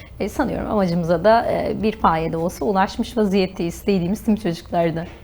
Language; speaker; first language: Turkish; native; Turkish